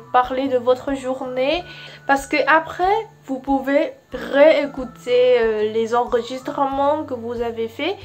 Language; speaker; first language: French; non-native, fluent; Vietnamese